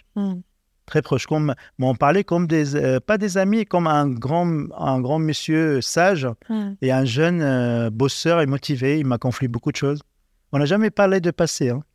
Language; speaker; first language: French; non-native, learner; Arabic